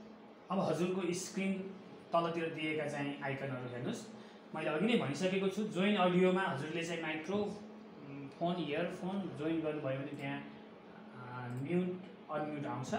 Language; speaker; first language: Nepali; native; Nepali